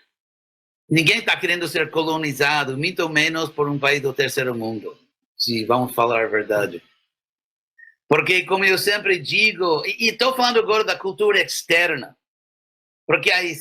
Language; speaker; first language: Portuguese; non-native, fluent; English